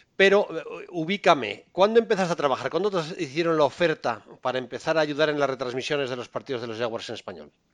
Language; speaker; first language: Spanish; native; Spanish